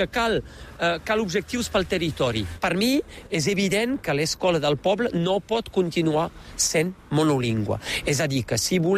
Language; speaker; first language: Catalan; native; Catalan